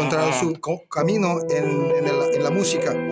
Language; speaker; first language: Spanish; non-native, fluent; Indonesian